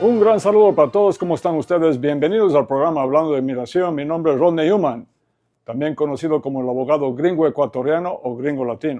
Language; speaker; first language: Spanish; non-native, fluent; English